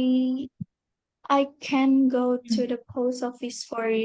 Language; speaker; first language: English; non-native, learner; Indonesian